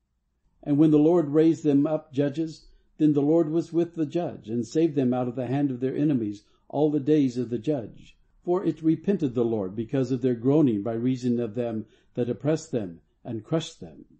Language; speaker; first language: English; native; English